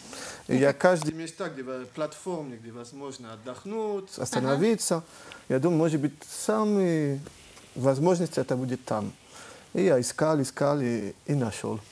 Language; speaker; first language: Russian; early bilingual, heritage; French